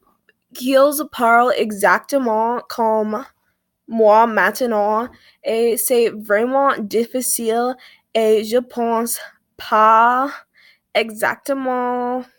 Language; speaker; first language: French; non-native, learner; English